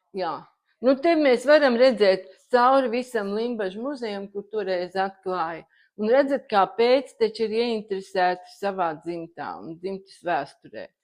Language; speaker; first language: Latvian; native; Latvian